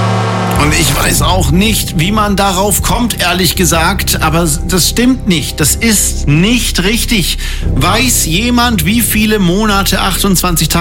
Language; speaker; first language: German; native; German